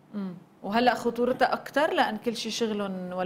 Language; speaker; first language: Arabic; native; Arabic